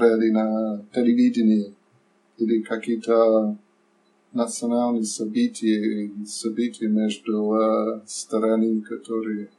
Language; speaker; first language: Russian; non-native, learner; English